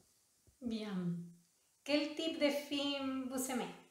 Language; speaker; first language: French; non-native, learner; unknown